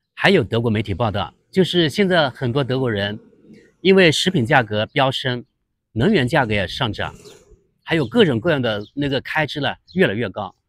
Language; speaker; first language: Chinese; native; Chinese